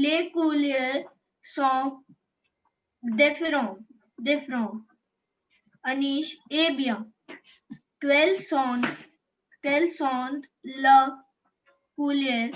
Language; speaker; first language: French; non-native, learner; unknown